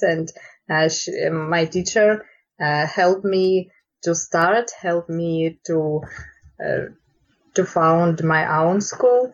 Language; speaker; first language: English; non-native, learner; Russian